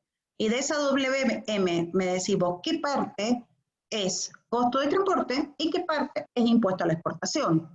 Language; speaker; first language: Spanish; native; Spanish